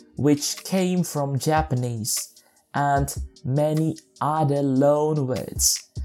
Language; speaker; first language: English; non-native, fluent; Indonesian